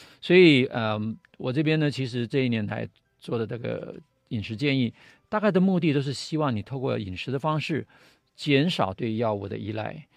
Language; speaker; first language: Chinese; native; Chinese